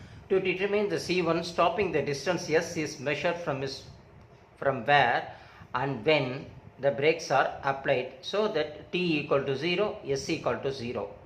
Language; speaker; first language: English; non-native, local second language; Tamil